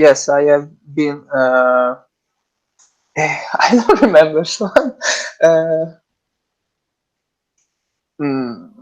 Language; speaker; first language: English; non-native, learner; Italian